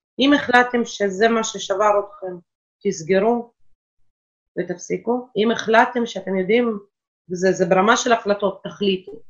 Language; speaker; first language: Hebrew; non-native, fluent; Russian